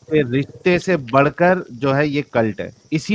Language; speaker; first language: Hindi; native; Hindi